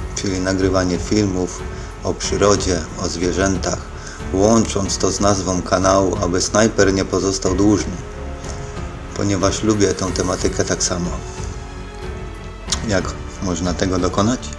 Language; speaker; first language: Polish; native; Polish